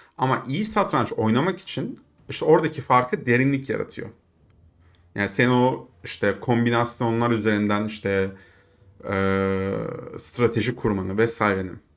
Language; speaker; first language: Turkish; native; Turkish